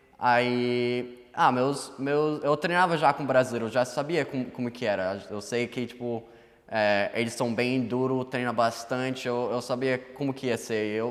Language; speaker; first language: Portuguese; non-native, fluent; English